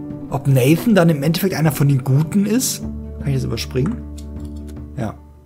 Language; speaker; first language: German; native; German